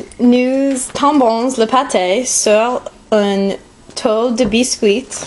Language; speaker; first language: French; non-native, learner; English